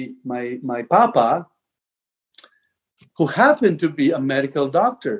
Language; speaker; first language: English; non-native, local second language; Filipino